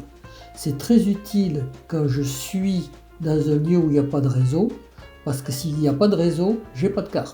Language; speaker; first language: French; native; French